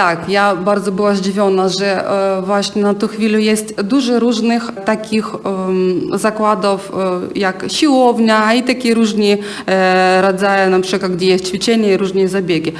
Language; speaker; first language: Polish; non-native, learner; Ukrainian